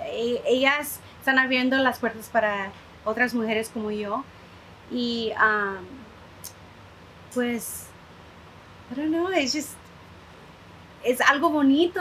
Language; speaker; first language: Spanish; early bilingual, heritage; Spanish